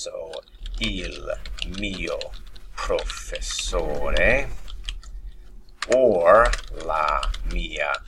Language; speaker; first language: Italian; non-native, fluent; English